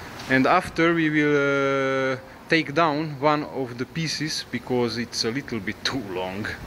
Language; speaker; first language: English; non-native, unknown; Hungarian